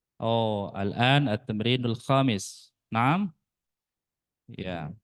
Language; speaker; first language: Arabic; non-native, fluent; Indonesian